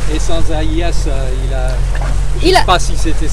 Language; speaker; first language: French; non-native, fluent; English